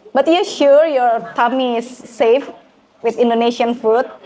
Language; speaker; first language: English; non-native, fluent; Indonesian